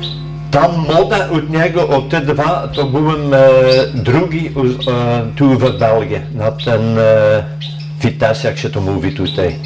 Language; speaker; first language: Polish; early bilingual, heritage; Polish